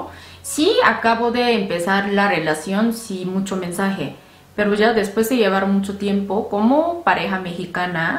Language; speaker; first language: Spanish; non-native, fluent; Korean